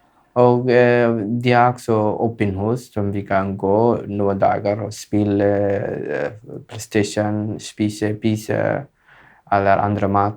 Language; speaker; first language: Norwegian; non-native, learner; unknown